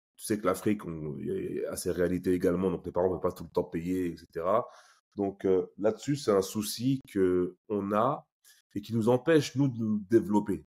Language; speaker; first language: French; native; French